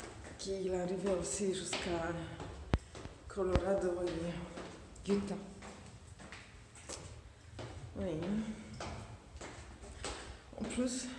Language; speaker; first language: French; non-native, fluent; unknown